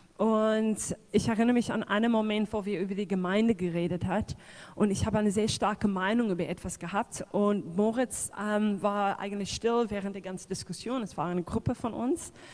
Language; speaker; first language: German; non-native, fluent; English